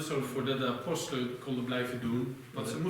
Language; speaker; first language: Dutch; native; Dutch